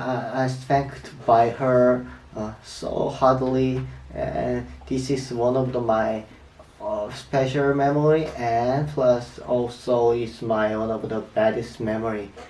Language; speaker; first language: English; non-native, learner; Korean